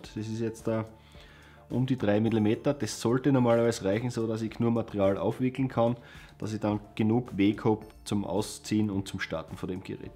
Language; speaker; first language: German; native; German